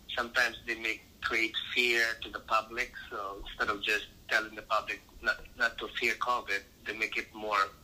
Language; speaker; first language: English; non-native, local second language; Filipino